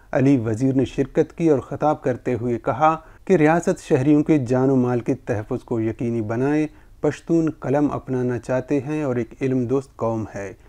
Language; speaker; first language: Urdu; non-native, local second language; Baluchi